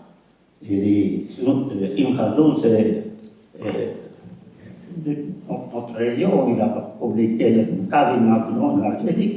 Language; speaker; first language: French; non-native, fluent; Spanish